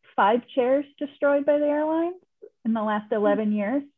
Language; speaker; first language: English; native; English